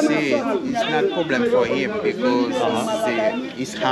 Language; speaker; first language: English; non-native, learner; Haitian Creole